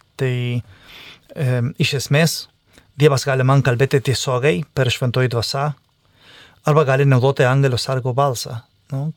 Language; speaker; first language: Lithuanian; non-native, fluent; Spanish